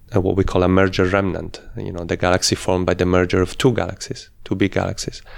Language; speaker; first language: English; non-native, fluent; Italian